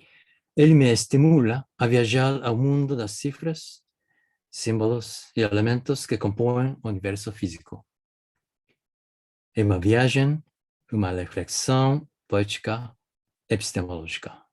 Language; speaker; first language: Portuguese; non-native, fluent; Japanese